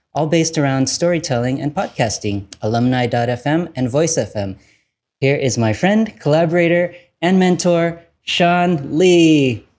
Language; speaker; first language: English; early bilingual, other home language; Vietnamese